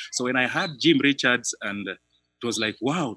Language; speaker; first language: English; non-native, local second language; Luo (Kenya and Tanzania)